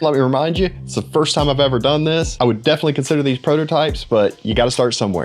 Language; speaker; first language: English; native; English